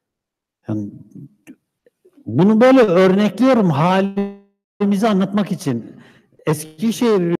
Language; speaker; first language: Turkish; native; Turkish